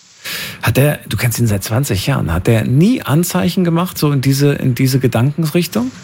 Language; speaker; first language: German; native; German